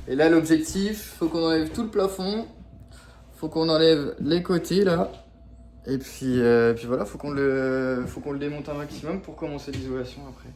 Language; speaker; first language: French; native; French